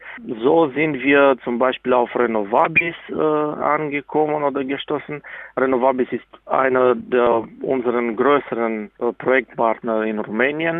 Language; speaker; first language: German; non-native, fluent; Romanian